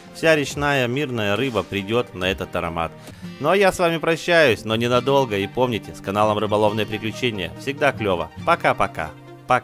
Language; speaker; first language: Russian; native; Russian